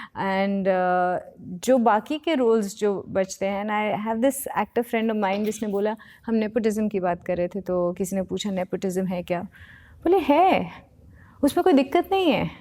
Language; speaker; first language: Hindi; native; Hindi